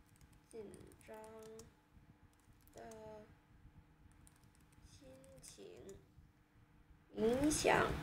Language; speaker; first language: Chinese; non-native, learner; Vietnamese